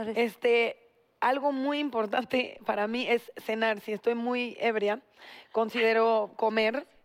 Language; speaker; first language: Spanish; native; Spanish